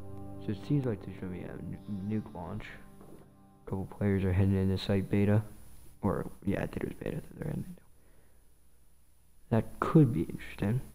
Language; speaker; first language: English; native; English